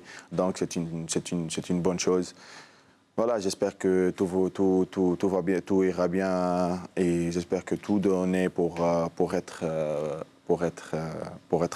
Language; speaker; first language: French; non-native, local second language; Arabic